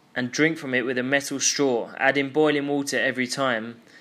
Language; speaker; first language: English; native; English